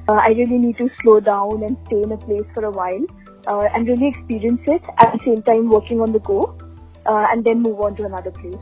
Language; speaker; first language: English; non-native, local second language; Hindi